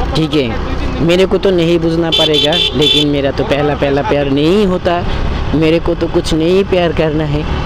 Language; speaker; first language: Hindi; non-native, learner; Bangla